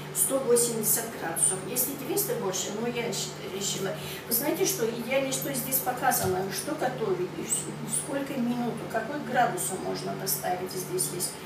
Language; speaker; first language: Russian; non-native, local second language; Azerbaijani